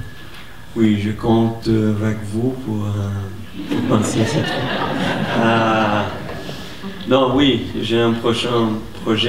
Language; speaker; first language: French; non-native, fluent; Portuguese